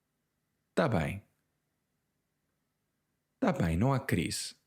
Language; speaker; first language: Portuguese; non-native, fluent; English